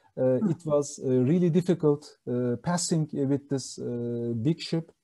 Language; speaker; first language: English; non-native, fluent; Turkish